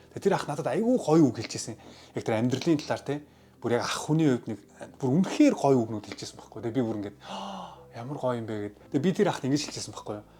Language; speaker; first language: Mongolian; early bilingual, heritage; Mongolian